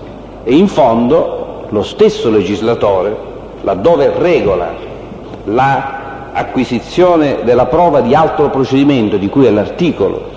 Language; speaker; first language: Italian; native; Italian